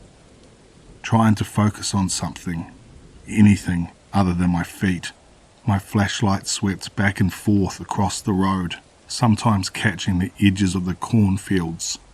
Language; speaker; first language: English; native; English